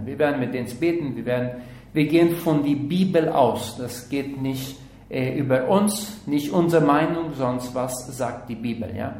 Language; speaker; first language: German; non-native, learner; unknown